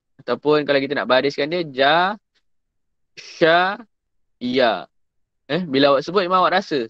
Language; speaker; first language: Malay; native; Malay